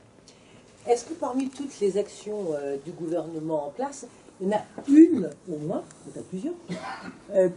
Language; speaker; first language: French; native; French